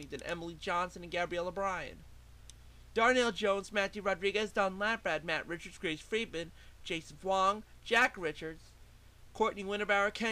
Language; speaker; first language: English; native; English